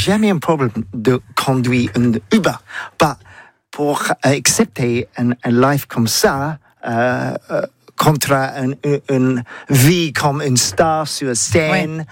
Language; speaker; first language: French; non-native, learner; English